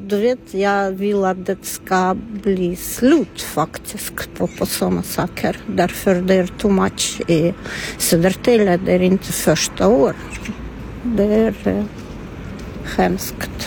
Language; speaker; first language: Swedish; non-native, learner; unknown